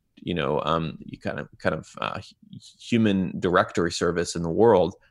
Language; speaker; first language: English; non-native, fluent; Hebrew